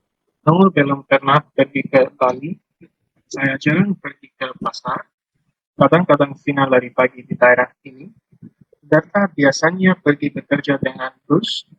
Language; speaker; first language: Indonesian; non-native, learner; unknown